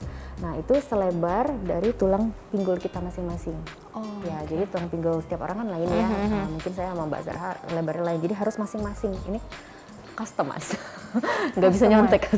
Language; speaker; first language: Indonesian; native; Indonesian